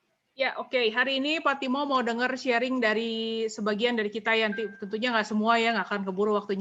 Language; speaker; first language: Indonesian; native; Indonesian